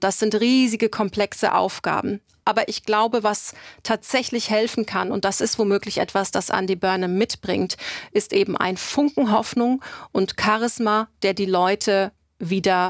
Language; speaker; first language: German; native; German